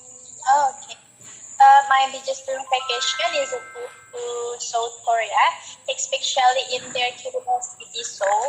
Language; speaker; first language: English; non-native, learner; Indonesian